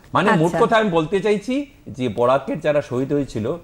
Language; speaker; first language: Bangla; native; Bangla